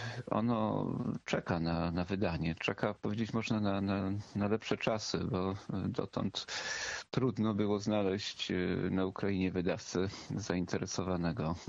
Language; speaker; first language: Polish; native; Polish